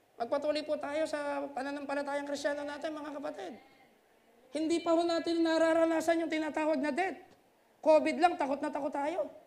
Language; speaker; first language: Filipino; native; Filipino